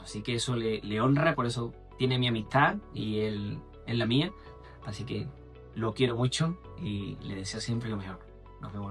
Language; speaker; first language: Spanish; native; Spanish